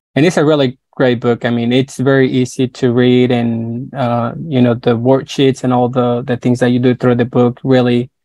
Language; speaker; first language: English; non-native, fluent; Spanish